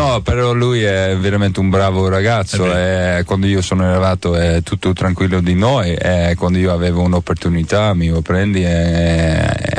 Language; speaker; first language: Italian; non-native, learner; Dutch